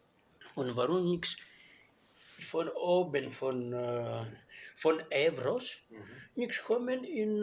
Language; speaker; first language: German; non-native, learner; Greek